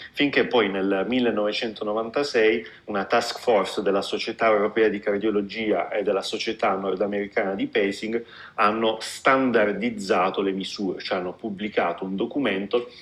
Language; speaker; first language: Italian; native; Italian